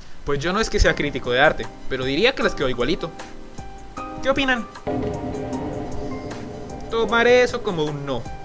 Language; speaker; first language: Spanish; native; Spanish